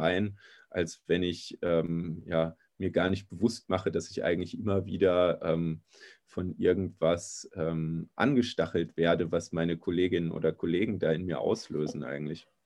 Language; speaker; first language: German; native; German